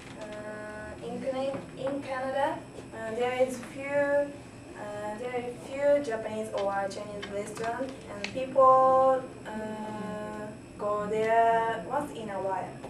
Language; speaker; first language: English; non-native, learner; Japanese